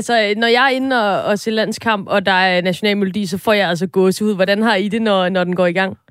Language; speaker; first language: Danish; native; Danish